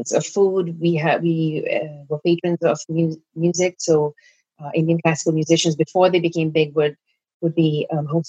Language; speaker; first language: English; non-native, local second language; Gujarati